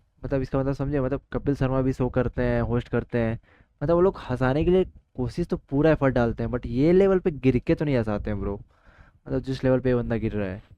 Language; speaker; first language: Hindi; native; Hindi